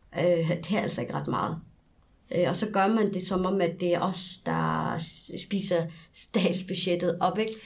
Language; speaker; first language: Danish; early bilingual, other home language; Arabic